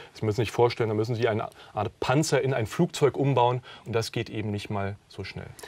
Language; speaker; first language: German; native; German